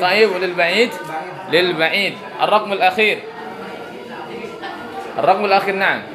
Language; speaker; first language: Arabic; non-native, fluent; Indonesian